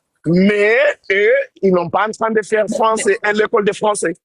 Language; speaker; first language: French; non-native, learner; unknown